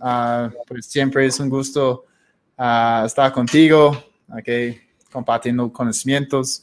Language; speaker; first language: Spanish; non-native, fluent; English